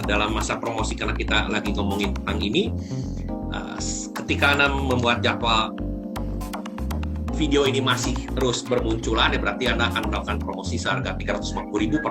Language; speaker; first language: Indonesian; native; Indonesian